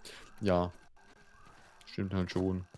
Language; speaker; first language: German; native; German